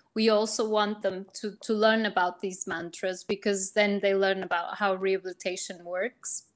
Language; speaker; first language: English; non-native, fluent; Portuguese